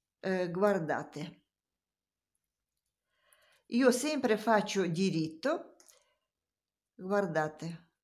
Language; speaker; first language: Italian; non-native, learner; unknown